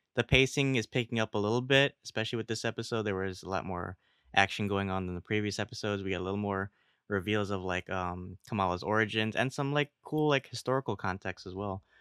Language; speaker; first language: English; early bilingual, other home language; Filipino